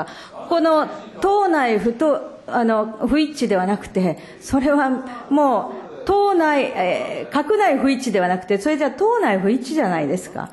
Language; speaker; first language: Japanese; native; Japanese